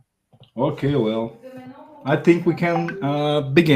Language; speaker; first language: English; non-native, learner; French